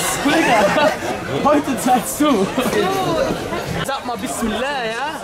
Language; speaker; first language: German; native; German